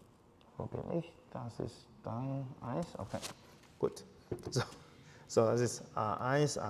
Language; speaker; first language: German; non-native, learner; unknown